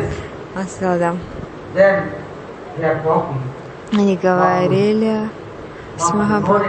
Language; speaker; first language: Russian; non-native, learner; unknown